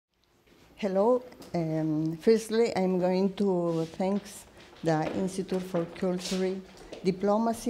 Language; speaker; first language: English; non-native, learner; Spanish